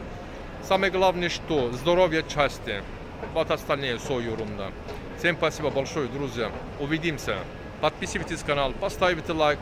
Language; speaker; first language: Russian; non-native, learner; Turkish